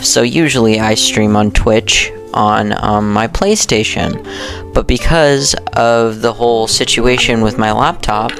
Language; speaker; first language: English; native; English